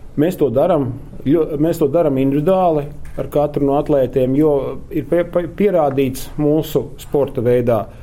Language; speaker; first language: Latvian; native; Latvian